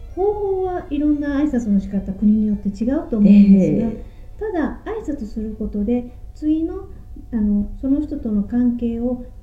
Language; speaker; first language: Japanese; native; Japanese